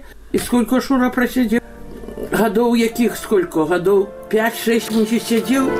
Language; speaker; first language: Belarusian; native; Belarusian